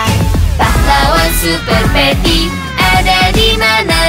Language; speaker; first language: Indonesian; non-native, fluent; Arabic